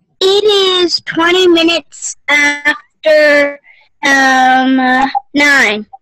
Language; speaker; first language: English; native; English